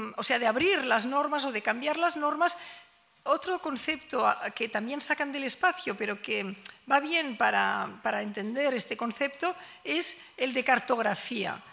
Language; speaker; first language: Spanish; non-native, local second language; Catalan